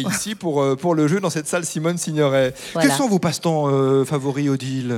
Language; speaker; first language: French; native; French